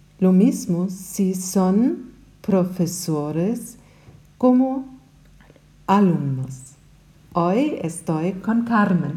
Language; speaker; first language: Spanish; non-native, learner; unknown